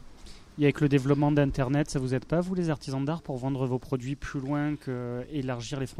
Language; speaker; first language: French; native; French